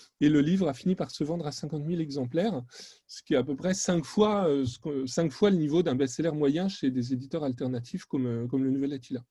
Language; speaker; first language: French; native; French